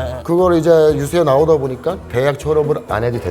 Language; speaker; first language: Korean; early bilingual, other home language; Turkish